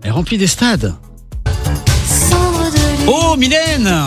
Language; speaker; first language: French; native; French